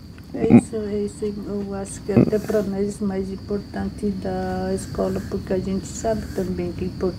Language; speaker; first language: Portuguese; non-native, local second language; Guarani